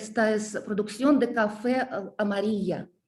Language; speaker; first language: Spanish; non-native, learner; Russian